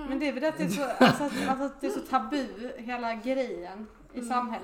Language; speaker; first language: Swedish; native; Swedish